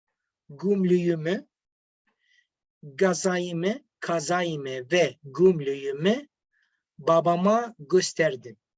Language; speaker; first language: Turkish; non-native, fluent; Arabic